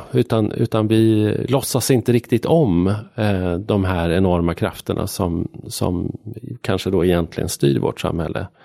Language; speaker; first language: Swedish; native; Swedish